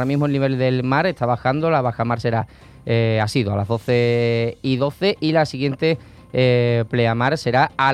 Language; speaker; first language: Spanish; native; Spanish